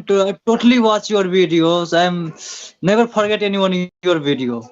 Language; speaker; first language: English; non-native, learner; Hindi